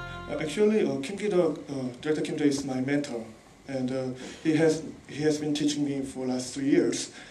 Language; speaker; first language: English; non-native, fluent; Korean